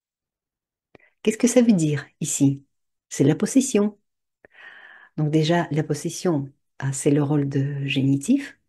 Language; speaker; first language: French; non-native, fluent; Russian